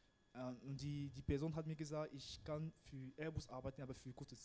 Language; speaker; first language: German; non-native, learner; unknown